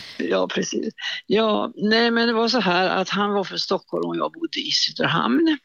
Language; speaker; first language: Swedish; native; Swedish